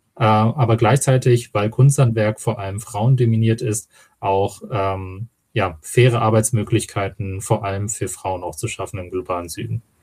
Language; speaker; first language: German; early bilingual, other home language; Tamil